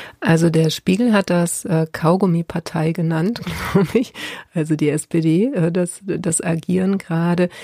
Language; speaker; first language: German; native; German